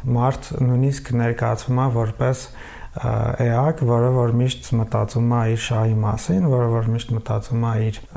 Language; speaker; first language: Armenian; native; Armenian